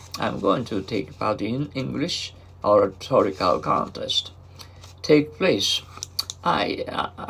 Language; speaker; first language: English; non-native, fluent; Japanese